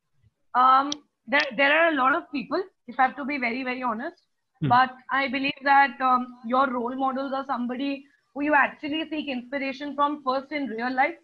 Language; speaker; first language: English; non-native, local second language; Hindi